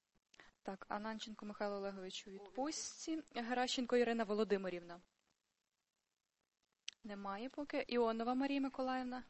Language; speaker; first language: Ukrainian; native; Ukrainian